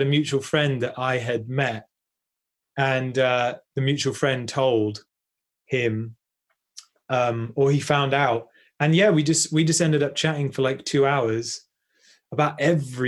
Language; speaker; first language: English; native; English